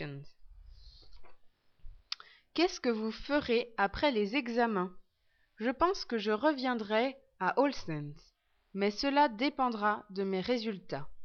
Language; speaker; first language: French; non-native, learner; English